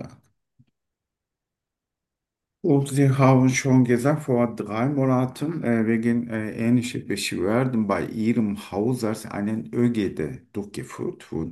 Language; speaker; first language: German; non-native, learner; Turkish